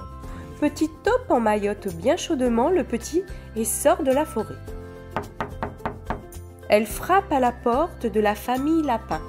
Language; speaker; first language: French; native; French